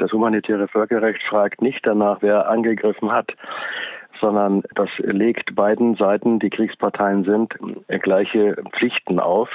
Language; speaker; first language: German; native; German